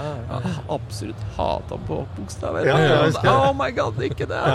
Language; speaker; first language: Norwegian; non-native, fluent; Polish